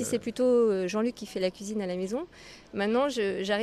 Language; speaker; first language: French; native; French